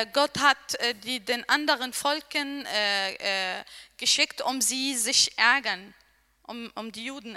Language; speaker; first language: German; non-native, learner; Arabic